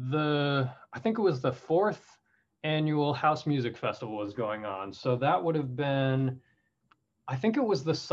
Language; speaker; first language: English; native; English